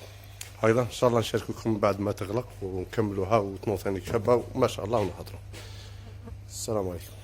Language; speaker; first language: Arabic; native; Arabic